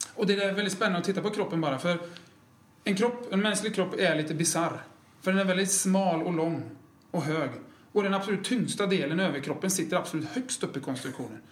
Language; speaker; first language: Swedish; native; Swedish